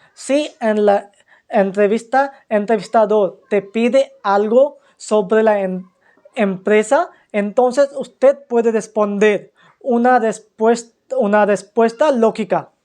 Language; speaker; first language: Spanish; non-native, fluent; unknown